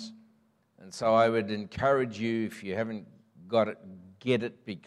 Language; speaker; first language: English; native; English